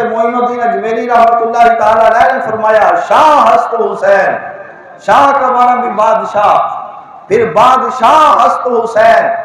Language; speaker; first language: Urdu; non-native, local second language; Punjabi